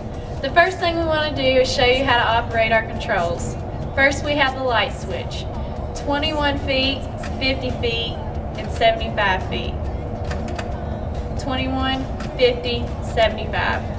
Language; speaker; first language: English; native; English